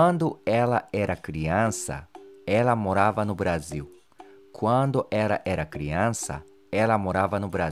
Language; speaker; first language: Portuguese; non-native, fluent; Japanese